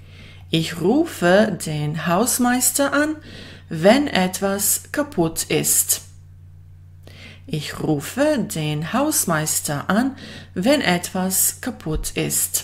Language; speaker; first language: German; non-native, fluent; Bosnian